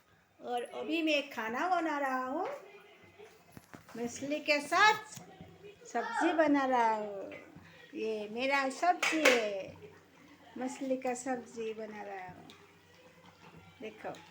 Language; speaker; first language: Hindi; non-native, local second language; Assamese